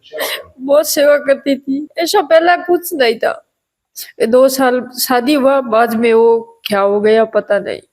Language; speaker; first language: Hindi; non-native, local second language; Marwari